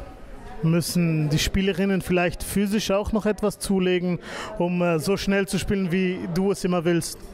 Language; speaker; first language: German; native; German